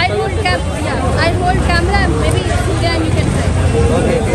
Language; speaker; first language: English; non-native, learner; Indonesian